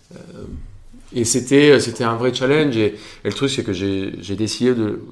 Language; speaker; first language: French; non-native, fluent; Spanish